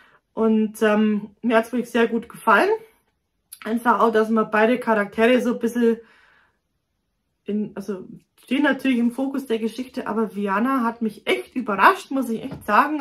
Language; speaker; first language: German; native; German